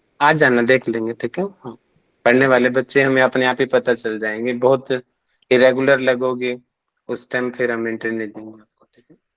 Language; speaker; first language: Hindi; native; Hindi